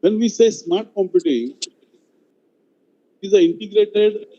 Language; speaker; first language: English; non-native, local second language; Marathi